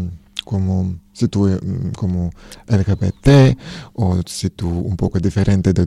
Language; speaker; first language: Spanish; non-native, learner; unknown